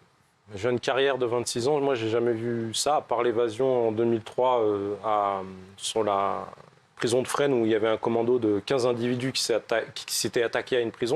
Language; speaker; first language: French; native; French